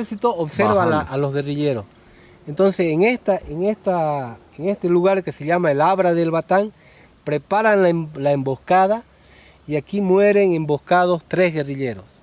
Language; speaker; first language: Spanish; native; Spanish